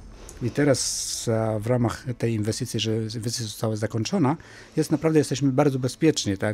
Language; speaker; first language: Polish; non-native, fluent; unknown